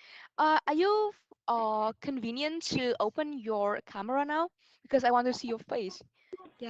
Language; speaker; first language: English; non-native, fluent; Vietnamese